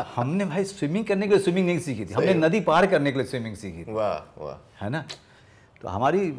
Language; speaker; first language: Hindi; native; Hindi